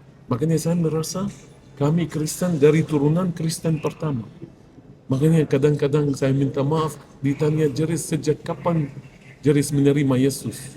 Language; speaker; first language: Indonesian; non-native, fluent; Arabic